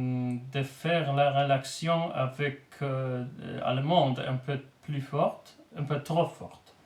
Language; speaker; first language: French; non-native, learner; Polish